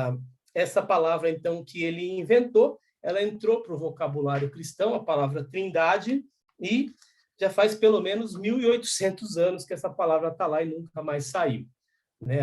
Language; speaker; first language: Portuguese; native; Portuguese